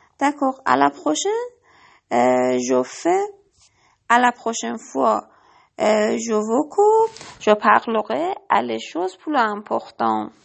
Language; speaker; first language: French; non-native, learner; Persian